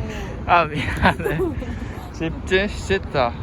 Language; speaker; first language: Korean; non-native, learner; Japanese